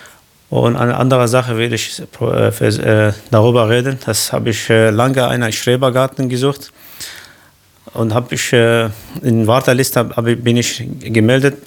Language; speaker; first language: German; non-native, local second language; Kurdish